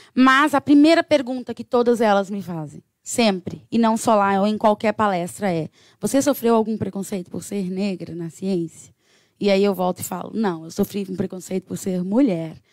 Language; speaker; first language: Portuguese; native; Portuguese